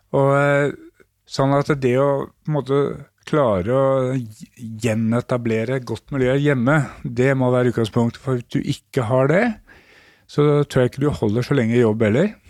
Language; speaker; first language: Norwegian; native; Norwegian